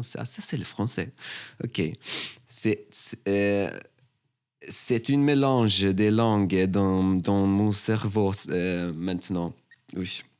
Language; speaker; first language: French; non-native, fluent; Swedish